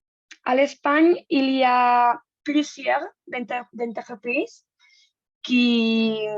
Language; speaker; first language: French; non-native, learner; Spanish